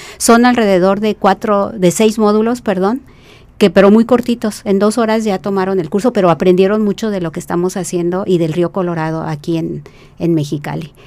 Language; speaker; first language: Spanish; native; Spanish